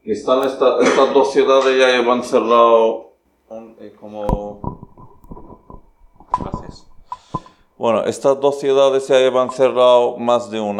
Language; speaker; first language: Spanish; non-native, learner; Arabic